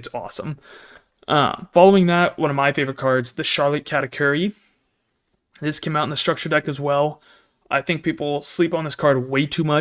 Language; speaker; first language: English; native; English